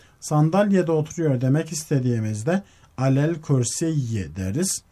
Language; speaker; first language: Turkish; native; Turkish